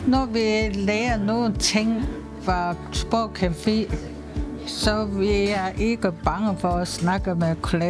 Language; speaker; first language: Danish; non-native, learner; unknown